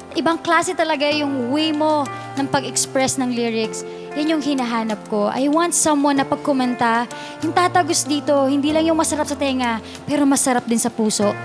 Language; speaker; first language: Filipino; native; Filipino